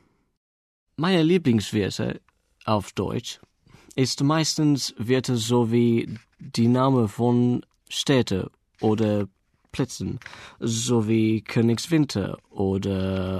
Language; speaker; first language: German; non-native, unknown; Afrikaans